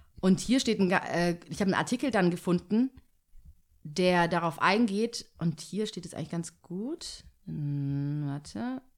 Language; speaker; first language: German; early bilingual, other home language; Tigrinya